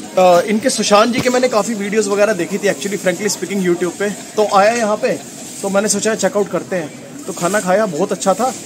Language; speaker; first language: Hindi; native; Hindi